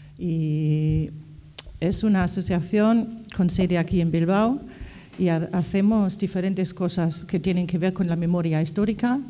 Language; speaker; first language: Spanish; non-native, fluent; German